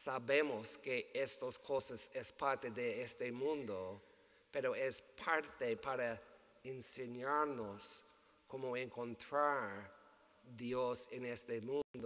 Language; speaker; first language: Spanish; non-native, learner; English